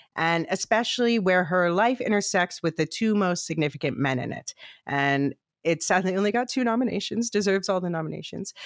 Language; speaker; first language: English; native; English